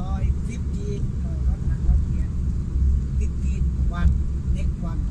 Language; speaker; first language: English; non-native, learner; Thai